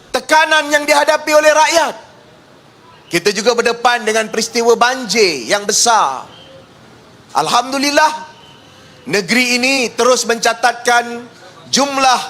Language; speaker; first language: Malay; native; Malay